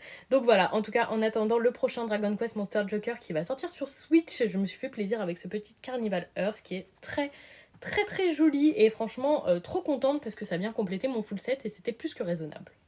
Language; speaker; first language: French; native; French